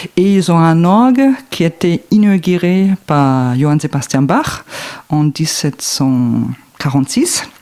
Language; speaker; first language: French; non-native, fluent; German